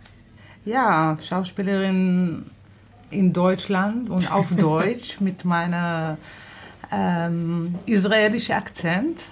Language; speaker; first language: German; non-native, fluent; Hebrew